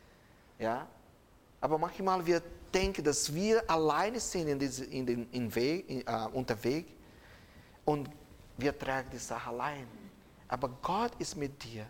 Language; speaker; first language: German; non-native, fluent; Portuguese